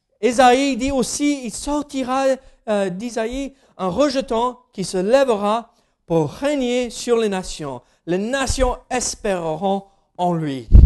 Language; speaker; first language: French; non-native, fluent; English